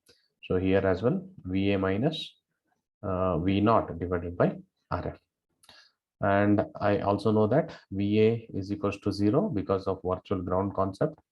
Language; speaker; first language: English; non-native, local second language; Kannada